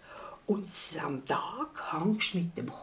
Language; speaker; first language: German; native; German